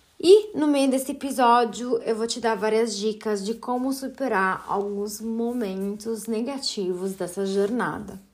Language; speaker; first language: Portuguese; early bilingual, heritage; Portuguese